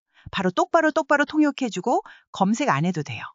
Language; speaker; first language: Korean; non-native, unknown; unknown